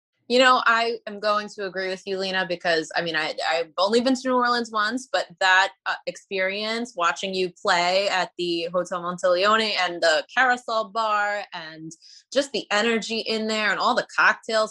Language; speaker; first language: English; native; English